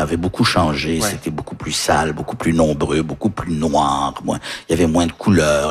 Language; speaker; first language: French; early bilingual, heritage; French